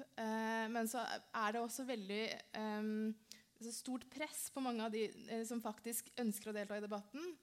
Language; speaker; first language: Norwegian; early bilingual, other home language; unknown